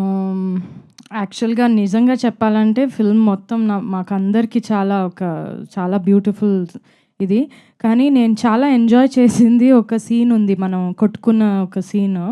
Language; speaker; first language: Telugu; non-native, fluent; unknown